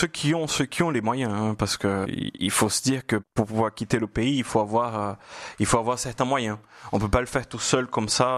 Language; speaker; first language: French; non-native, fluent; Portuguese